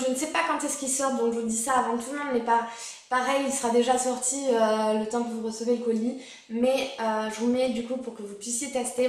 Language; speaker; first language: French; native; French